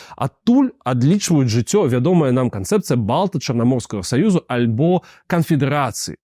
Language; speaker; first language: Belarusian; non-native, local second language; Russian